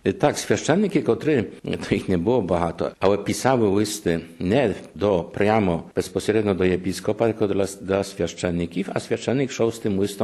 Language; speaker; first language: Ukrainian; non-native, fluent; Polish